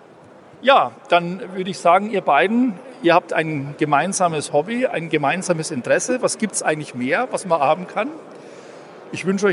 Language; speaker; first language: German; native; German